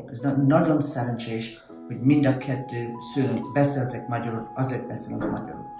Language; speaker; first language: Hungarian; early bilingual, heritage; Hungarian